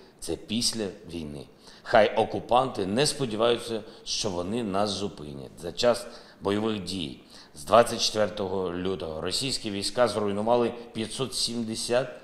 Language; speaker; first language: Ukrainian; non-native, local second language; Russian